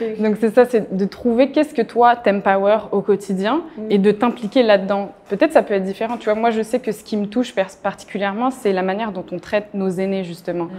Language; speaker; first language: French; native; French